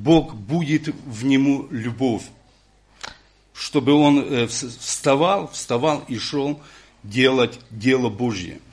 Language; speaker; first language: Russian; non-native, local second language; Ukrainian